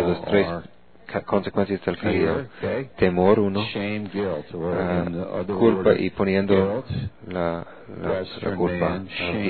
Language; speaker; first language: Spanish; non-native, learner; English